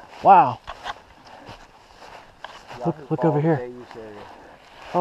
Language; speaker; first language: English; native; English